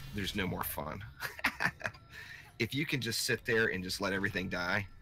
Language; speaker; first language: English; native; English